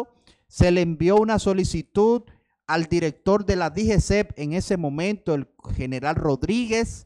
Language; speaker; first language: Spanish; native; Spanish